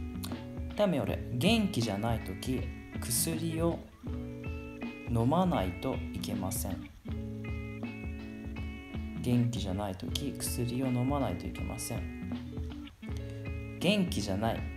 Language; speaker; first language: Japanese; non-native, learner; Georgian